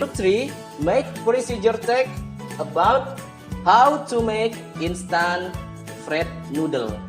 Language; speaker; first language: English; non-native, learner; Indonesian